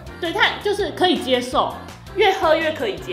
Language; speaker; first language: Chinese; native; Chinese